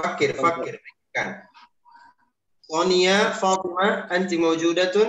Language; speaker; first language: Arabic; non-native, fluent; Indonesian